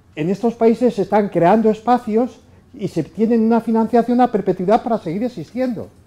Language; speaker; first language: Spanish; native; Spanish